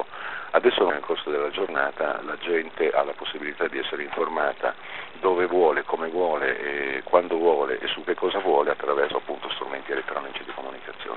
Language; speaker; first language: Italian; native; Italian